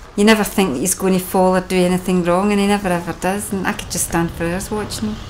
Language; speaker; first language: English; native; English